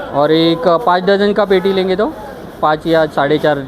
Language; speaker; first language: Hindi; non-native, local second language; Marathi